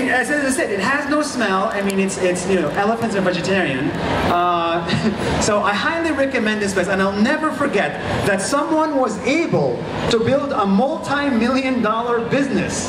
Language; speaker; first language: English; non-native, fluent; Arabic